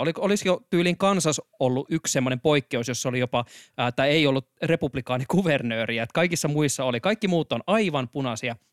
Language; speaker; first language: Finnish; native; Finnish